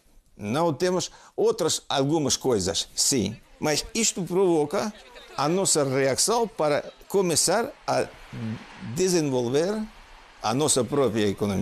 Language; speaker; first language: Portuguese; non-native, fluent; Russian